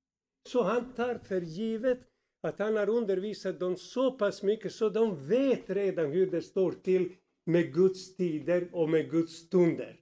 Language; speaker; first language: Swedish; non-native, fluent; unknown